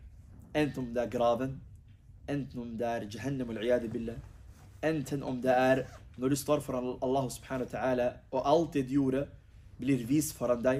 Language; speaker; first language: Norwegian; early bilingual, other home language; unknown